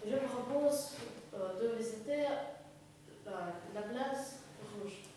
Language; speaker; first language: French; non-native, learner; Russian